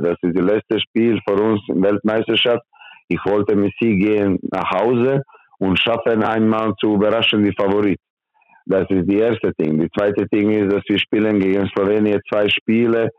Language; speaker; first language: German; non-native, learner; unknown